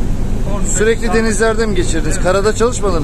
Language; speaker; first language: Turkish; native; Turkish